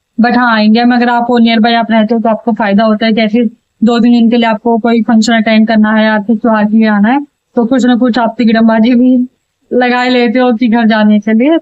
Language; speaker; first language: Hindi; native; Hindi